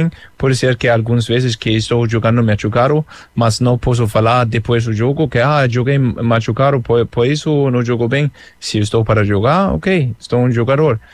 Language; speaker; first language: Portuguese; non-native, fluent; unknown